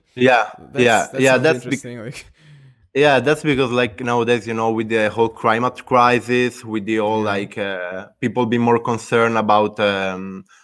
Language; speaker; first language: English; non-native, fluent; Italian